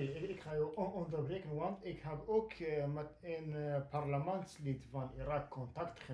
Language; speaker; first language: Dutch; non-native, fluent; Kurdish